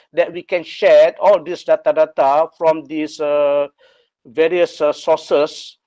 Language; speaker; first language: English; non-native, local second language; Malay